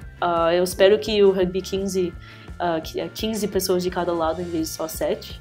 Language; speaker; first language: Portuguese; early bilingual, heritage; English